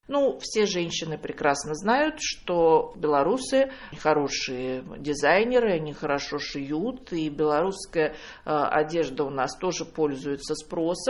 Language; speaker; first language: Russian; native; Russian